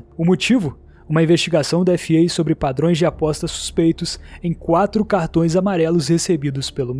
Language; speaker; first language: Portuguese; native; Portuguese